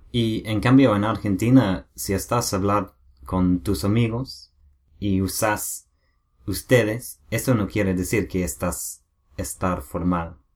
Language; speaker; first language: Spanish; non-native, learner; English